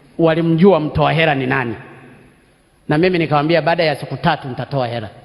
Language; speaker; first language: Swahili; non-native, local second language; Sukuma